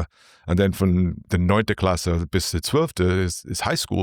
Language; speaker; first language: German; non-native, learner; English